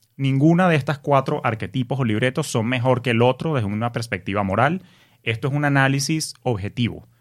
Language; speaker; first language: Spanish; native; Spanish